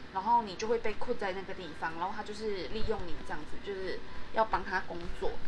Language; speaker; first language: Chinese; native; Chinese